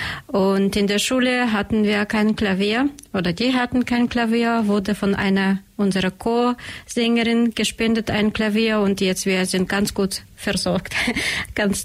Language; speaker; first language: German; non-native, learner; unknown